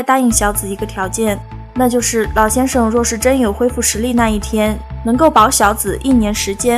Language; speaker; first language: Chinese; native; Chinese